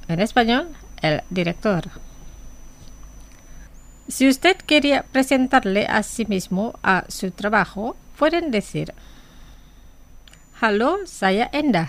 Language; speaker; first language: Spanish; non-native, fluent; Indonesian